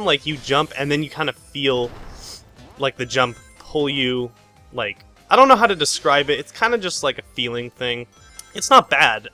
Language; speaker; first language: English; native; English